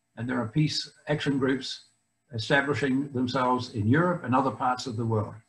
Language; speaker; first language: English; native; English